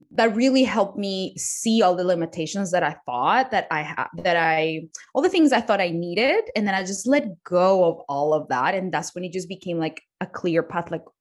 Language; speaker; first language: English; non-native, fluent; Spanish